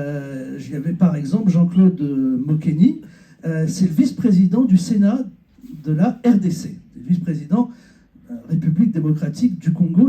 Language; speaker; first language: French; native; French